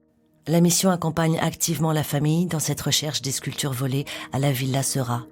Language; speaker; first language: French; native; French